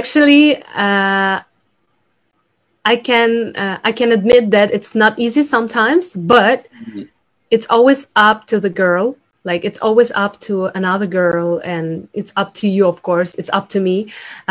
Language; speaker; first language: English; non-native, fluent; Ukrainian